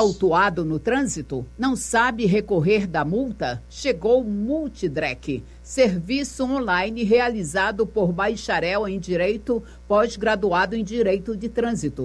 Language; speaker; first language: Portuguese; native; Portuguese